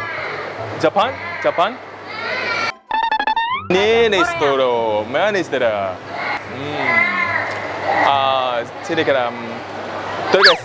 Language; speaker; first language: Japanese; non-native, learner; Indonesian